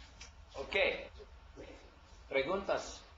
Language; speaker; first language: Spanish; non-native, learner; English